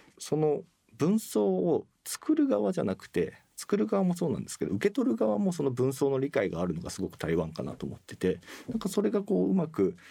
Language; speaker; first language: Japanese; native; Japanese